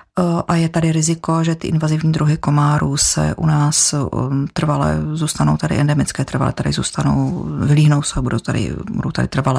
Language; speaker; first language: Czech; native; Czech